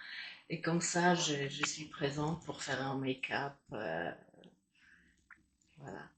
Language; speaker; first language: French; non-native, fluent; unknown